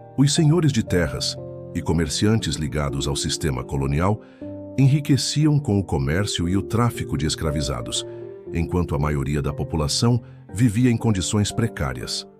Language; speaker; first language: Portuguese; non-native, local second language; Kabuverdianu